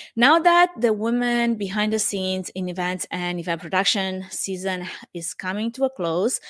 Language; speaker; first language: English; non-native, fluent; Romanian